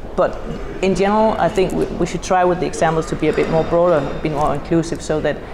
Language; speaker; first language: English; non-native, fluent; Danish